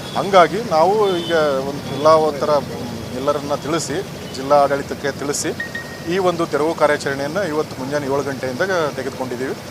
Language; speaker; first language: Kannada; native; Kannada